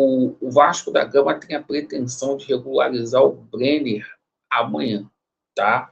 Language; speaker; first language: Portuguese; native; Portuguese